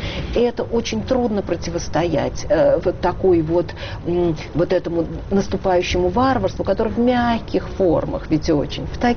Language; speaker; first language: Russian; native; Russian